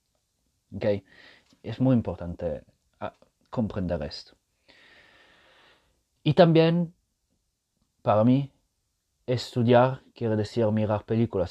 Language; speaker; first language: Spanish; non-native, fluent; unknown